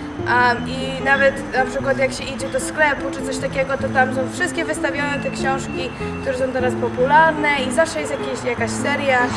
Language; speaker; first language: Polish; early bilingual, heritage; English